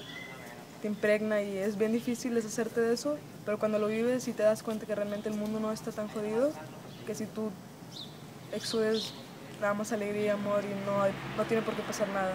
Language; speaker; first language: Spanish; native; Spanish